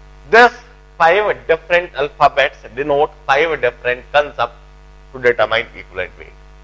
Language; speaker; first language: English; non-native, local second language; Hindi